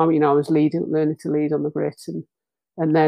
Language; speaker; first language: English; native; English